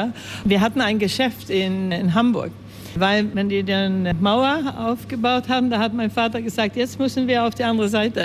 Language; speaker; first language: German; early bilingual, heritage; German